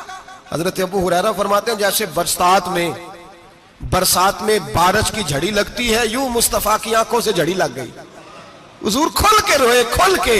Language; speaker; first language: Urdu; non-native, local second language; Punjabi